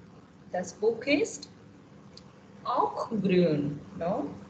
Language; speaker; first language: German; non-native, fluent; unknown